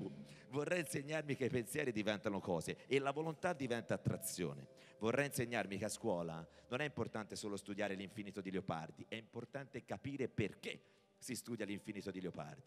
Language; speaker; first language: Italian; native; Italian